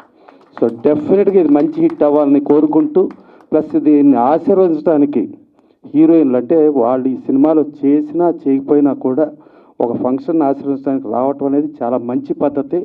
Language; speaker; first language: Telugu; native; Telugu